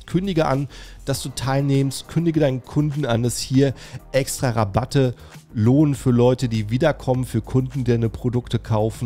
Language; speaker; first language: German; native; German